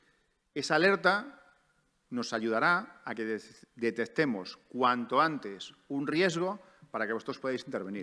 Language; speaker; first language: Spanish; native; Spanish